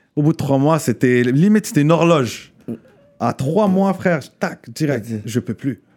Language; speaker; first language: French; non-native, local second language; Arabic